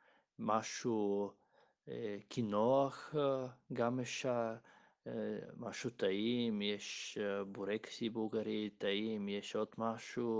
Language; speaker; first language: Hebrew; non-native, learner; Bulgarian